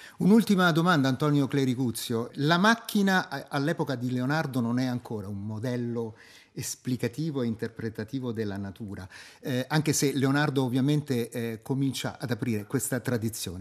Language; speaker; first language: Italian; native; Italian